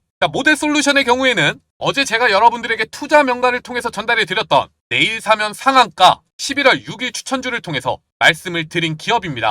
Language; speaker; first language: Korean; native; Korean